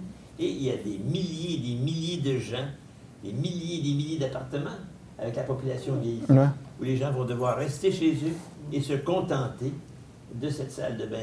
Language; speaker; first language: French; native; French